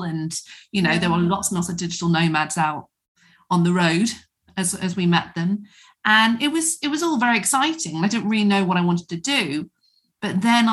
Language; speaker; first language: English; native; English